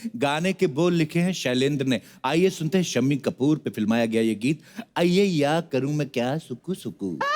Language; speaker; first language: Hindi; non-native, local second language; Punjabi